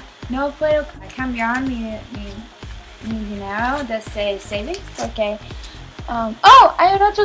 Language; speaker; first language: Spanish; non-native, learner; English